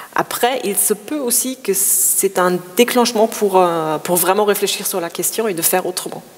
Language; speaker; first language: French; non-native, fluent; German